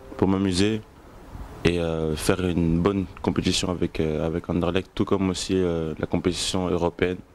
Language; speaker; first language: French; native; French